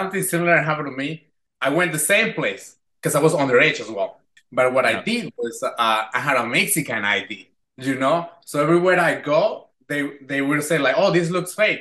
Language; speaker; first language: English; non-native, fluent; Spanish